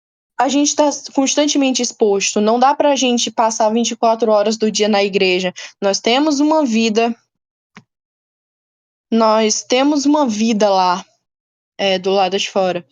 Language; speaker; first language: Portuguese; native; Portuguese